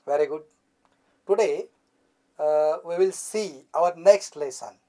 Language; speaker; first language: English; non-native, local second language; Marathi